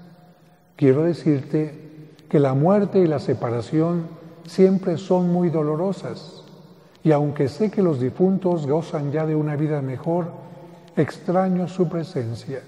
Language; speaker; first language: Spanish; native; Spanish